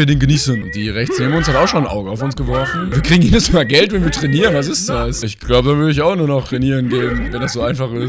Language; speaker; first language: German; native; German